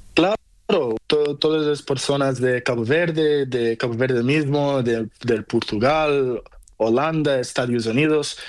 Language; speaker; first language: Spanish; non-native, learner; Portuguese